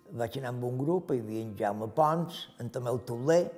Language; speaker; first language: Catalan; native; Catalan